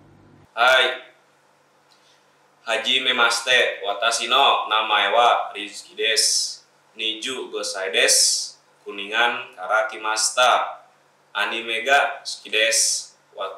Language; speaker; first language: Japanese; non-native, learner; Indonesian